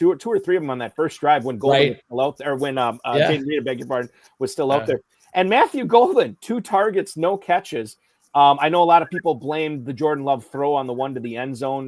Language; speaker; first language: English; native; English